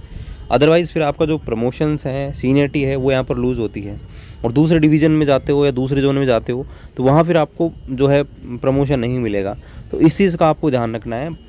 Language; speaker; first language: Hindi; native; Hindi